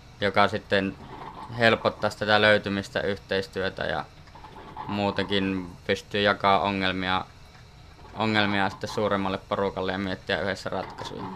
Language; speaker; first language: Finnish; native; Finnish